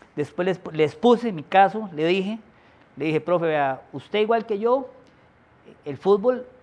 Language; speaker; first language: Spanish; native; Spanish